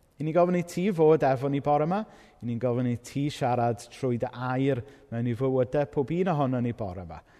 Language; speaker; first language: Welsh; native; Welsh